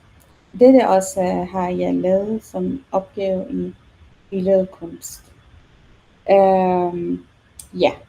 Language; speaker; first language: Danish; non-native, learner; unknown